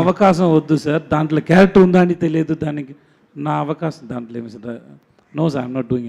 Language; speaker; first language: Telugu; non-native, learner; Tamil